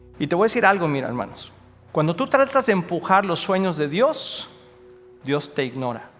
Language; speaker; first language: Spanish; native; Spanish